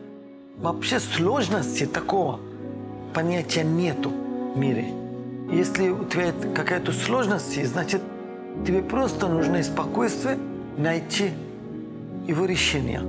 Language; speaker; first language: Russian; non-native, learner; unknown